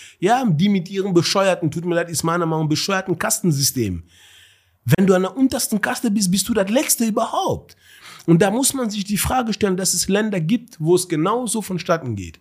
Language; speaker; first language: German; early bilingual, other home language; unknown